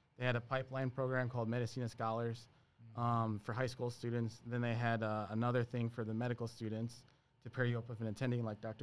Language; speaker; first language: English; early bilingual, other home language; Spanish